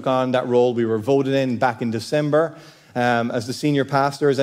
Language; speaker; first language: English; native; English